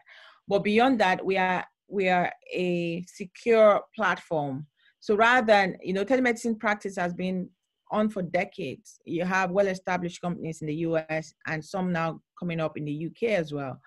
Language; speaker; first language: English; non-native, local second language; Yoruba